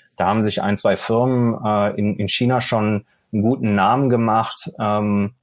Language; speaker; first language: German; native; German